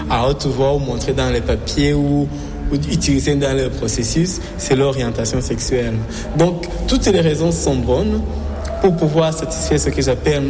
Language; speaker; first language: French; non-native, local second language; Kinyarwanda